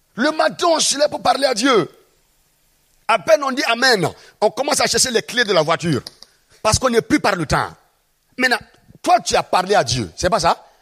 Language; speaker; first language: French; non-native, local second language; Mossi